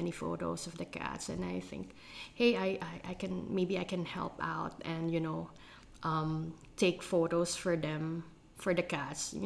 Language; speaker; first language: English; non-native, local second language; Filipino